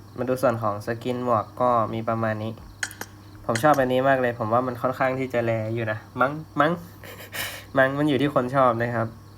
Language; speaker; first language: Thai; native; Thai